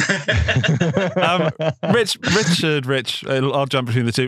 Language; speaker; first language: English; native; English